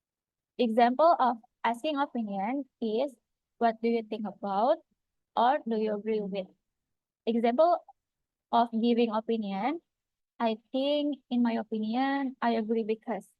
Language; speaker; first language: English; non-native, fluent; Indonesian